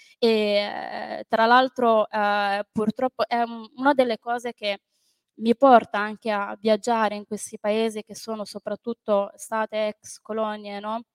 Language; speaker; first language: Italian; early bilingual, other home language; Arabic